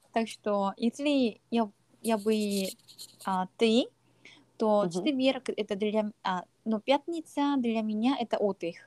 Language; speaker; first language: Russian; non-native, learner; Korean